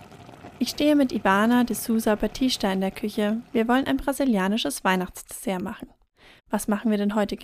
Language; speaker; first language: German; native; German